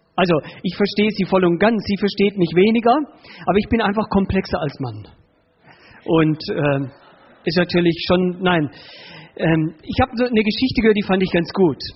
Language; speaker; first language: German; early bilingual, other home language; Spanish